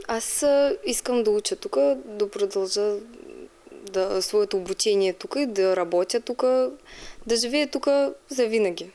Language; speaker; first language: Bulgarian; non-native, fluent; Russian